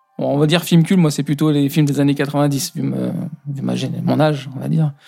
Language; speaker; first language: French; native; French